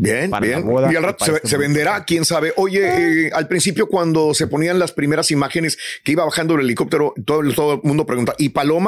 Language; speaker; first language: Spanish; native; Spanish